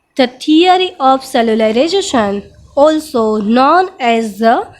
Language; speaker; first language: English; non-native, local second language; Gujarati